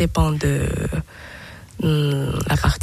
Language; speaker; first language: French; non-native, learner; Thai